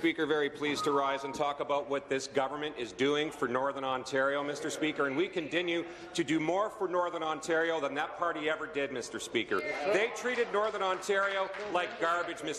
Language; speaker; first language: English; native; English